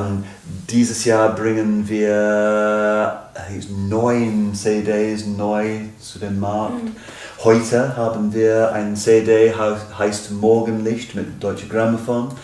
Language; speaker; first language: German; non-native, fluent; English